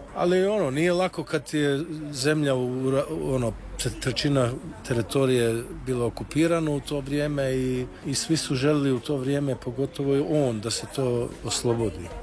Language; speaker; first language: Croatian; early bilingual, heritage; Croatian